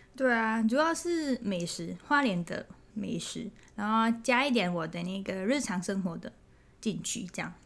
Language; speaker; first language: Chinese; early bilingual, heritage; Thai